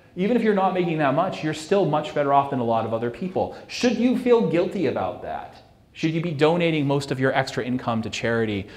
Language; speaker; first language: English; native; English